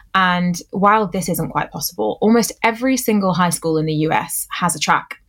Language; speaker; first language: English; native; English